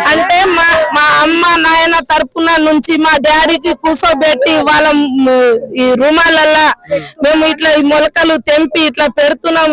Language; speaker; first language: Telugu; non-native, local second language; Lambadi